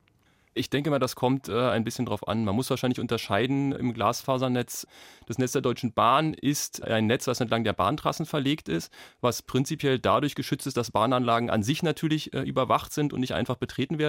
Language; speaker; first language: German; native; German